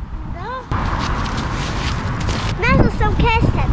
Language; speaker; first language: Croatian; early bilingual, heritage; Croatian